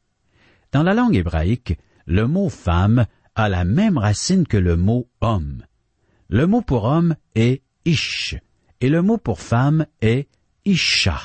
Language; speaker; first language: French; native; French